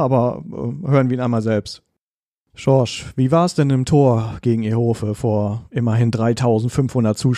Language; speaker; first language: German; native; German